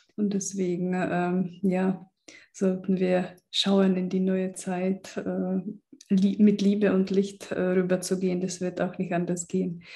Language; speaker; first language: German; early bilingual, other home language; Czech